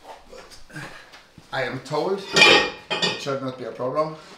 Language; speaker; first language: English; non-native, fluent; Norwegian